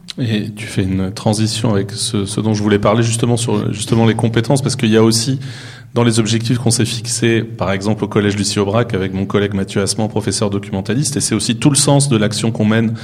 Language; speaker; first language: French; native; French